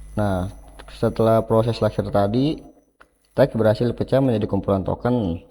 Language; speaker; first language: Indonesian; non-native, local second language; Sundanese